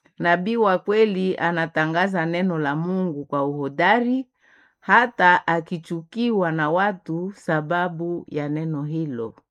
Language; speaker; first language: Swahili; non-native, local second language; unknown